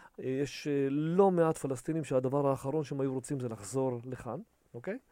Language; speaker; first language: Hebrew; early bilingual, other home language; Russian